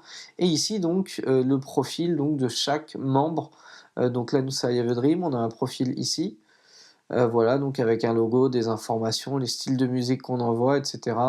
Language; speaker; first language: French; native; French